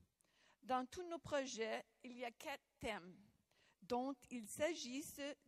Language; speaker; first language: French; non-native, local second language; English